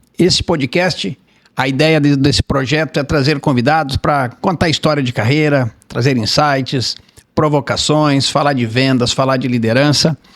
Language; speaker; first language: Portuguese; native; Portuguese